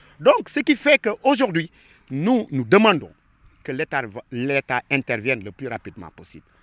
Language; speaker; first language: French; non-native, local second language; Wolof